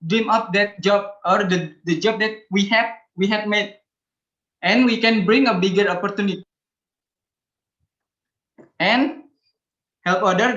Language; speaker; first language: English; non-native, learner; Indonesian